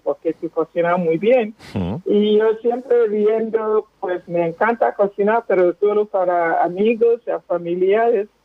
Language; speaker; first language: Spanish; non-native, fluent; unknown